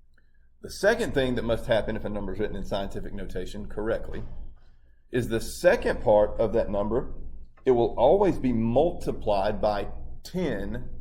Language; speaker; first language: English; native; English